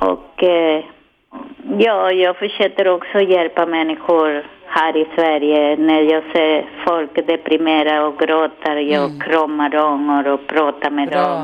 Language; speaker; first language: Swedish; non-native, learner; Spanish